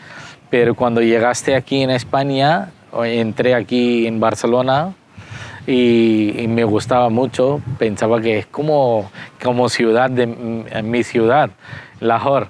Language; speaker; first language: Spanish; non-native, fluent; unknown